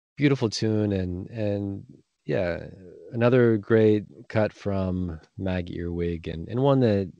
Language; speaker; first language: English; native; English